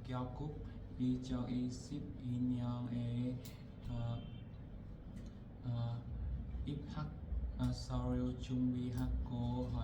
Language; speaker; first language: Korean; non-native, learner; Vietnamese